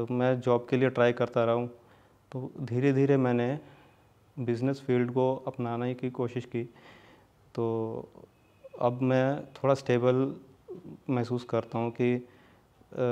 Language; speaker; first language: Hindi; native; Hindi